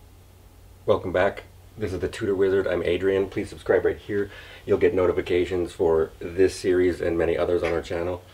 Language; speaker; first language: English; native; English